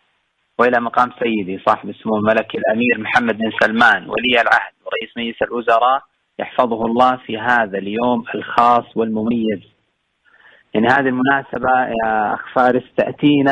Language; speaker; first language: Arabic; native; Arabic